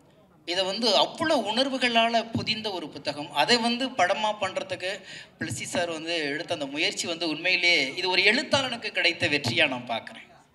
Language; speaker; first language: Tamil; native; Tamil